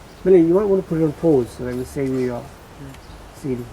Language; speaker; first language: English; early bilingual, heritage; Gujarati